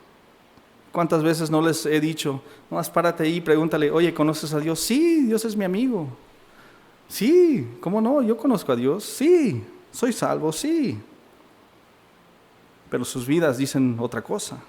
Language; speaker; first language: Spanish; native; Spanish